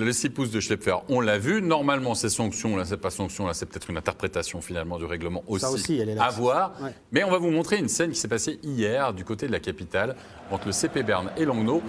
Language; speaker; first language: French; native; French